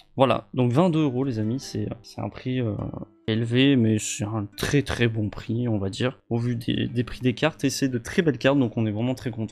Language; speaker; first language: French; native; French